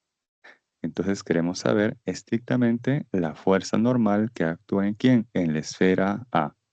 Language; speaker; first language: Spanish; native; Spanish